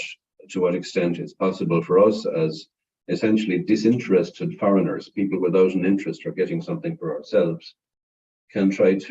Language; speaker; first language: English; non-native, fluent; Irish